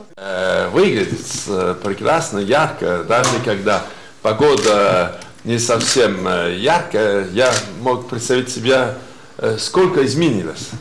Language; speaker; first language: Russian; non-native, fluent; French